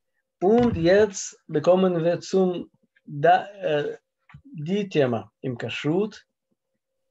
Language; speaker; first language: German; non-native, learner; Russian